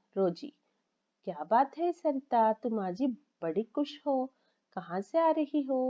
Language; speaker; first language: Hindi; non-native, local second language; Telugu